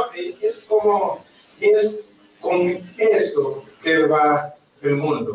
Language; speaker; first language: Spanish; non-native, learner; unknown